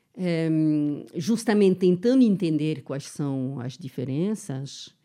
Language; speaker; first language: Portuguese; non-native, fluent; French